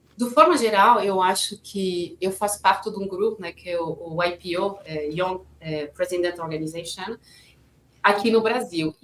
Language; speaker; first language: Portuguese; non-native, fluent; French